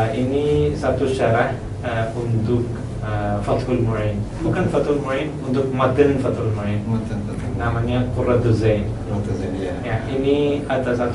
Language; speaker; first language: Indonesian; non-native, learner; Malayalam